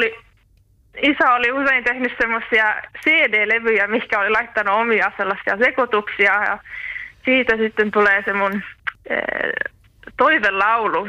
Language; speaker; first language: Finnish; native; Finnish